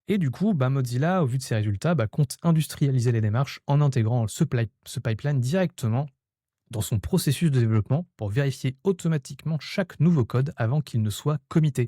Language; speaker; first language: French; native; French